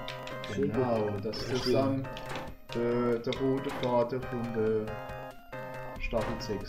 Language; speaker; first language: German; native; German